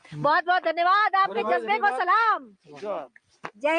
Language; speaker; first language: Hindi; native; Hindi